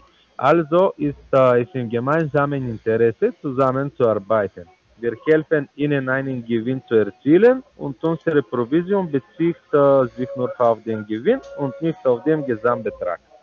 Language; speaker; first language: German; non-native, learner; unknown